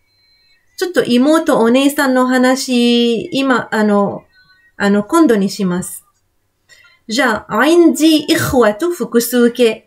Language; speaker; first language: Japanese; non-native, fluent; Arabic